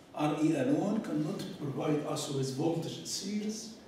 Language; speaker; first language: English; non-native, fluent; Arabic